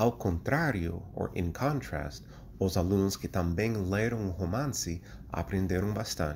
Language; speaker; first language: Portuguese; non-native, fluent; English